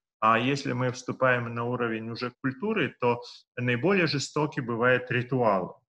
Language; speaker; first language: Russian; non-native, local second language; Lithuanian